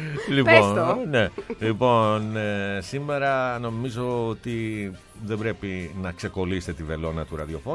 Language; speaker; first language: Greek; native; Greek